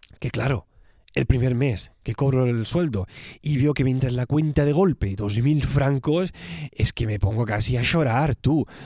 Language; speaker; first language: Spanish; native; Spanish